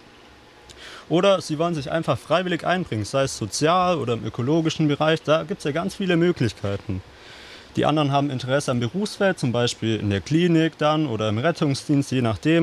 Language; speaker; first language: German; native; German